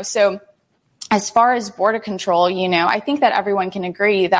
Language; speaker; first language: English; early bilingual, other home language; Spanish